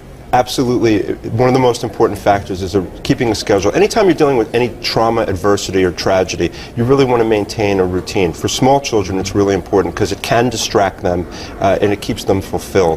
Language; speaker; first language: English; native; English